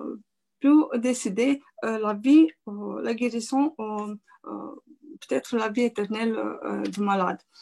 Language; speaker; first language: French; non-native, fluent; Romanian